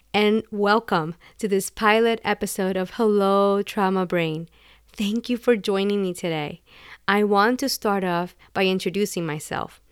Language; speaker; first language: English; non-native, fluent; Spanish